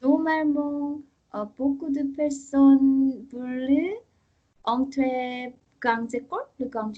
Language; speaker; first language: French; non-native, learner; Korean